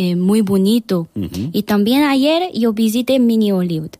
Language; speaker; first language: Spanish; non-native, learner; Korean